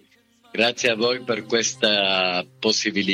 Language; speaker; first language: Italian; non-native, fluent; Spanish